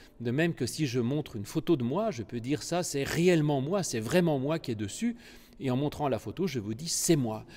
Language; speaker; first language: French; native; French